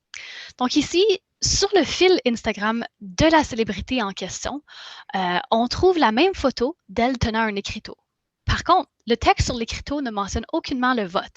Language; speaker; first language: French; native; French